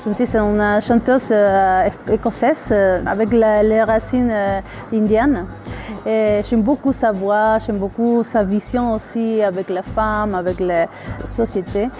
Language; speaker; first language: French; non-native, learner; Spanish